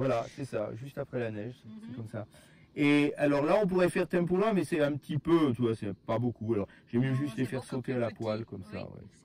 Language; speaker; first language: French; native; French